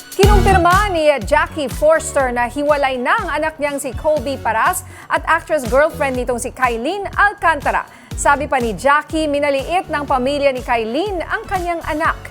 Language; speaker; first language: Filipino; native; Filipino